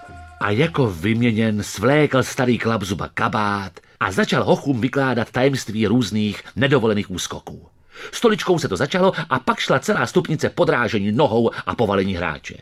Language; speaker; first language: Czech; native; Czech